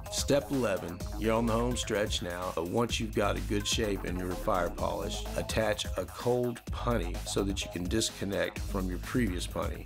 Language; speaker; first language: English; native; English